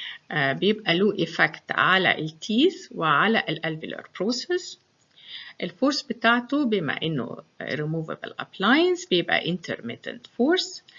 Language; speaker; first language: Arabic; native; Arabic